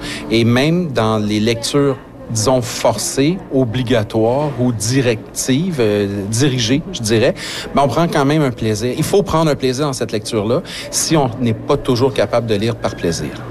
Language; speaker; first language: French; native; French